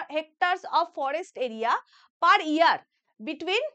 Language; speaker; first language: English; non-native, local second language; Bangla